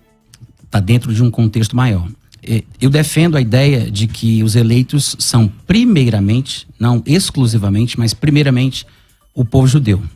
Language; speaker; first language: Portuguese; native; Portuguese